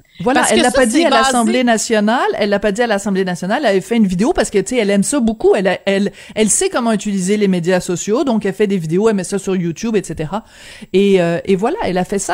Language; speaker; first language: French; native; French